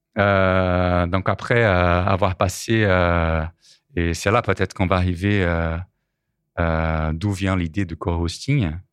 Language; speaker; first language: French; non-native, fluent; Portuguese